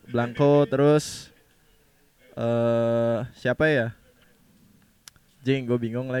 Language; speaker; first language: Indonesian; native; Indonesian